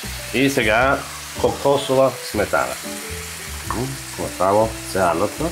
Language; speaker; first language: Bulgarian; non-native, learner; German